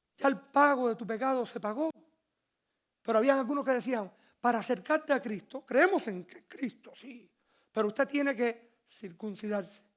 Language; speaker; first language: Spanish; early bilingual, heritage; Spanish